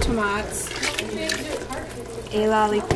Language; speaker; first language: French; non-native, learner; English